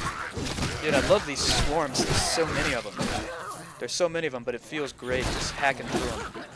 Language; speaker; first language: English; native; English